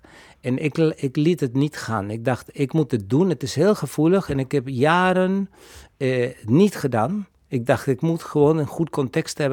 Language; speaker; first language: Dutch; non-native, fluent; Spanish